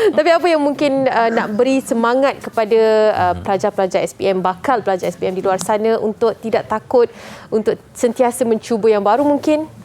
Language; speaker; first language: Malay; native; Malay